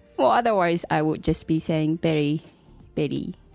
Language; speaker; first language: English; non-native, fluent; Japanese